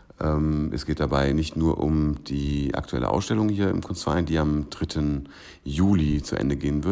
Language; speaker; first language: German; native; German